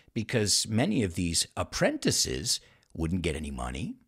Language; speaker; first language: English; native; English